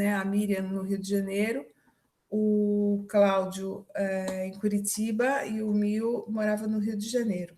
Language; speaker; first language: Portuguese; native; Portuguese